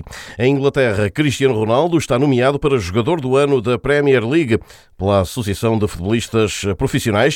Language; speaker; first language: Portuguese; native; Portuguese